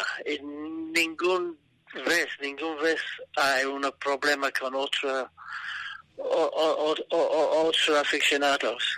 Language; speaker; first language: Spanish; non-native, learner; English